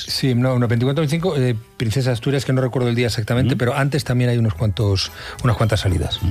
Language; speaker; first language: Spanish; native; Spanish